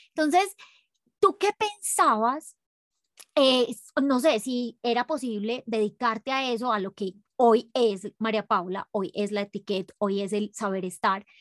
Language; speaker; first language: Spanish; native; Spanish